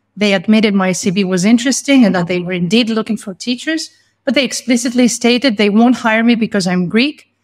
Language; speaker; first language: English; non-native, fluent; Greek